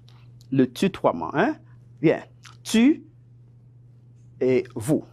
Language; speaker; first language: French; non-native, fluent; Spanish